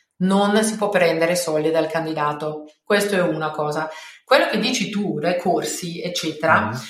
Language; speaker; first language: Italian; non-native, fluent; German